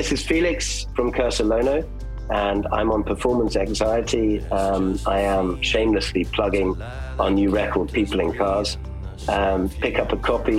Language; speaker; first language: English; early bilingual, other home language; German